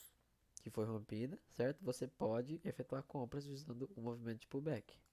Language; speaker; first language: Portuguese; native; Portuguese